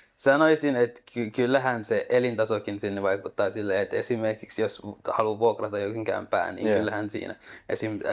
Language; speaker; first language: Finnish; non-native, fluent; Somali